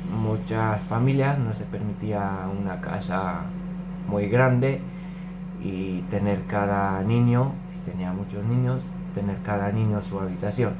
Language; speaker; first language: Spanish; non-native, fluent; Romanian